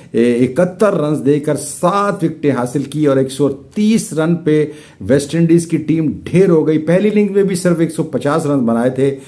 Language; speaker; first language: Urdu; native; Urdu